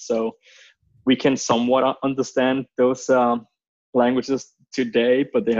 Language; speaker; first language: English; non-native, fluent; Icelandic